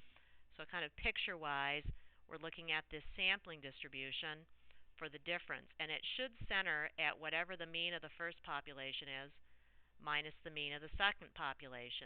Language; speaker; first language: English; native; English